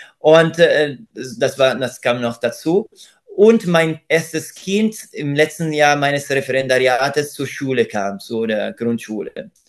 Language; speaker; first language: German; non-native, fluent; Italian